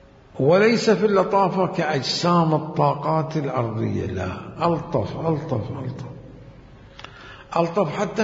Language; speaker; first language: Arabic; native; Arabic